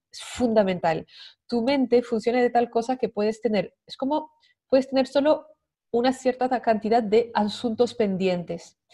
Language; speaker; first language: Spanish; non-native, fluent; French